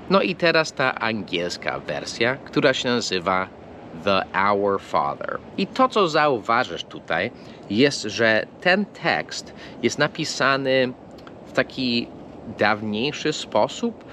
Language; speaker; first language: Polish; non-native, fluent; English